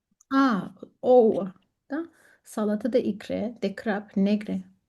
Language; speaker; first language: Romanian; non-native, learner; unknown